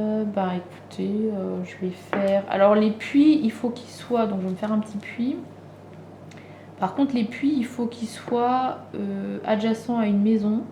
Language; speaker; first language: French; native; French